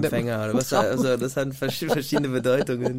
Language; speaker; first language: German; non-native, fluent; English